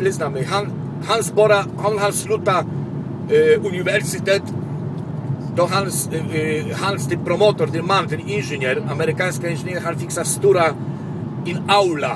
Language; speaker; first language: Swedish; non-native, local second language; Polish